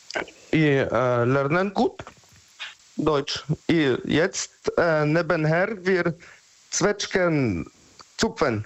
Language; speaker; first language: German; non-native, learner; Polish